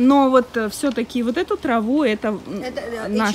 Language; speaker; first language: Russian; native; Russian